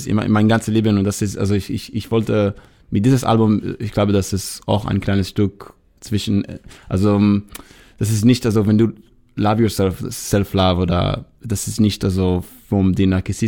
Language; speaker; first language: German; non-native, learner; Hebrew